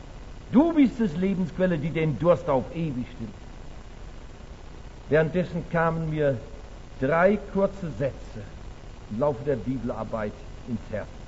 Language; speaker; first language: German; native; German